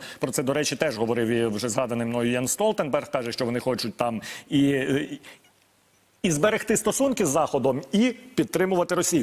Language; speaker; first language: Ukrainian; native; Ukrainian